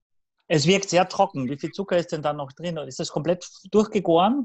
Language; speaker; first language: German; native; German